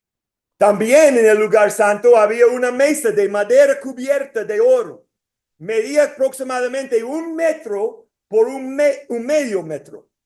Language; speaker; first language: Spanish; non-native, fluent; English